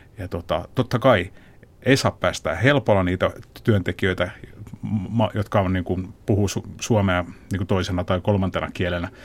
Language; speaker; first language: Finnish; native; Finnish